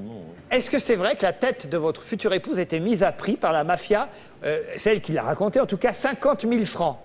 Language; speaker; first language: French; native; French